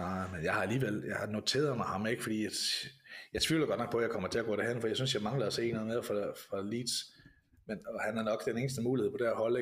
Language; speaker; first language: Danish; native; Danish